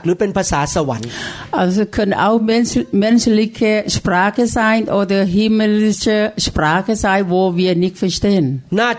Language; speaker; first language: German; non-native, learner; Thai